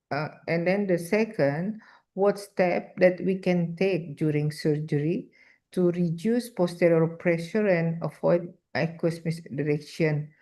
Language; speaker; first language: English; non-native, fluent; Indonesian